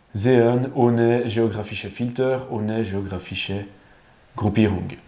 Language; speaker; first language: German; non-native, learner; French